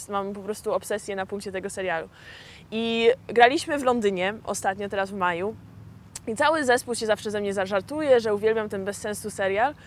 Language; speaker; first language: Polish; early bilingual, heritage; English